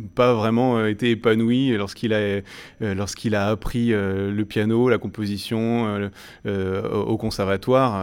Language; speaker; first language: French; native; French